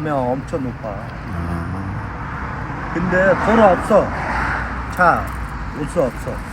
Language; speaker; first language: Korean; non-native, learner; Mongolian